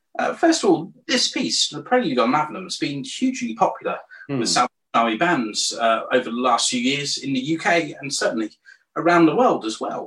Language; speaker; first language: English; native; English